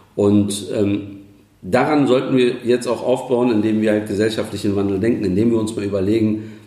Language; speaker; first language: German; early bilingual, other home language; Turkish